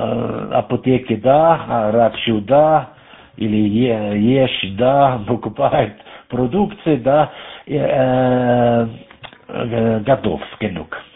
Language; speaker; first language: Russian; non-native, learner; German